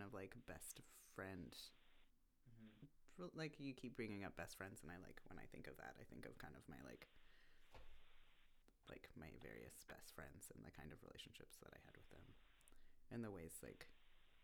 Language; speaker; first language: English; native; English